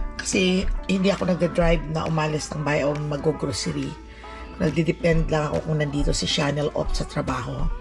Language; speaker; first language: Filipino; non-native, local second language; Cebuano